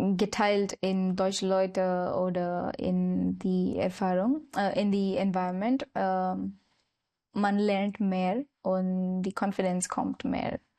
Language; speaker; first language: German; non-native, learner; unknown